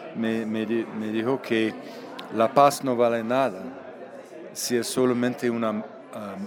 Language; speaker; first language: Spanish; non-native, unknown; English